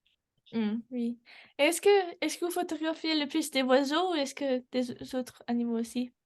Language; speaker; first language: French; non-native, learner; English